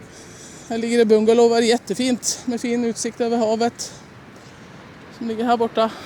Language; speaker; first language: Swedish; native; Swedish